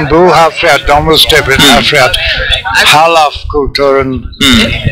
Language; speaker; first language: Turkish; non-native, learner; English